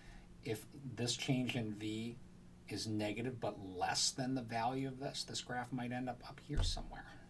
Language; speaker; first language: English; native; English